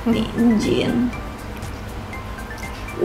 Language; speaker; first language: Indonesian; native; Indonesian